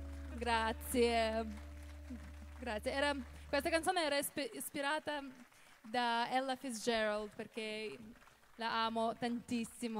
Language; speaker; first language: Italian; non-native, fluent; Russian